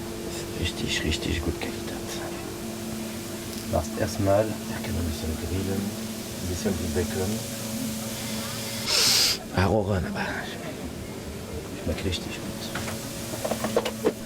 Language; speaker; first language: German; non-native, learner; French